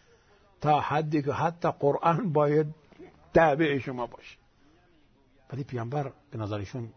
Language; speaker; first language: Persian; non-native, fluent; Arabic